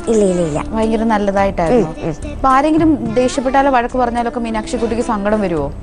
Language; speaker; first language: Malayalam; native; Malayalam